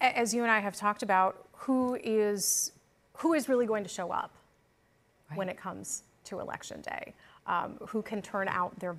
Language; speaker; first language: English; native; English